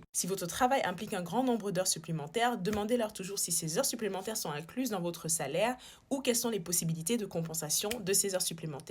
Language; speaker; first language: French; native; French